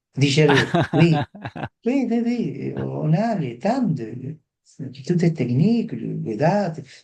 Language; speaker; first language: French; non-native, fluent; Spanish